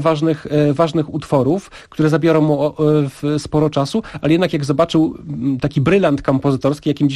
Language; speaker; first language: Polish; native; Polish